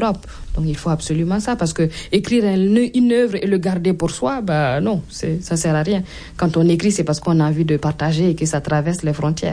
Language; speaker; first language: French; non-native, local second language; Mossi